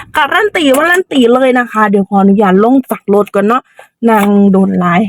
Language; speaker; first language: Thai; native; Thai